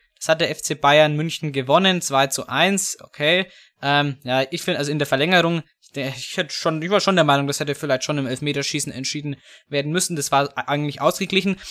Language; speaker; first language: German; native; German